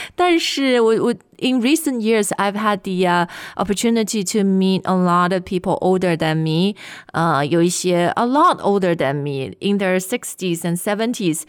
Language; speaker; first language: English; non-native, fluent; Chinese